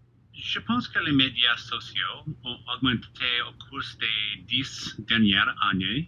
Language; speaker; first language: French; non-native, fluent; English